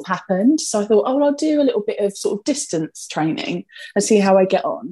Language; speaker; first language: English; native; English